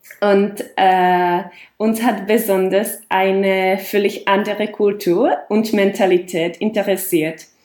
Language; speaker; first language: German; non-native, fluent; Czech